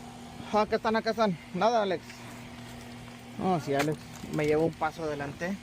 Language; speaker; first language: Spanish; native; Spanish